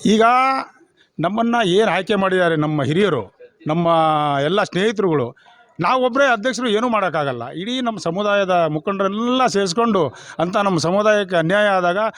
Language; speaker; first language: Kannada; non-native, local second language; Lambadi